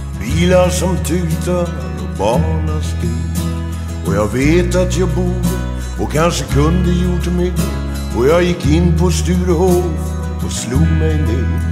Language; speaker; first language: Swedish; native; Swedish